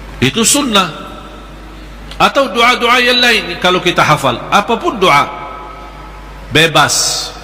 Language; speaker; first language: Malay; non-native, fluent; Arabic